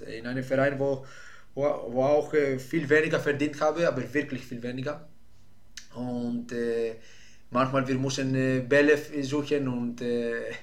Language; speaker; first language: German; non-native, fluent; Greek